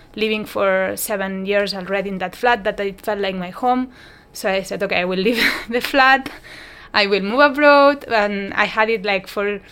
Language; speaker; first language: English; non-native, fluent; Spanish